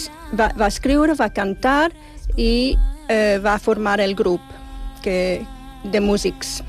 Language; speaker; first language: Catalan; non-native, fluent; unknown